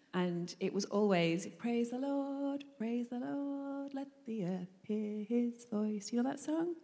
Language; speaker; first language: English; native; English